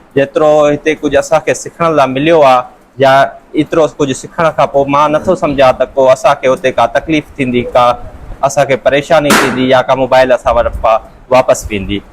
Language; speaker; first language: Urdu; non-native, local second language; Sindhi